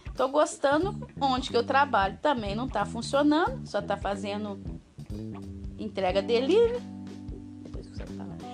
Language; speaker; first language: Portuguese; native; Portuguese